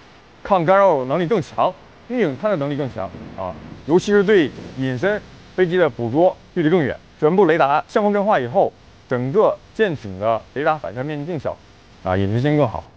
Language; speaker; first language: Chinese; native; Chinese